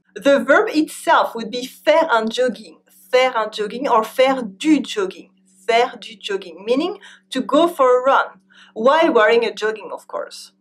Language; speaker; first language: English; non-native, fluent; French